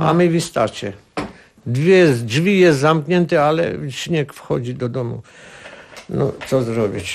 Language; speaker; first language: Polish; non-native, learner; Armenian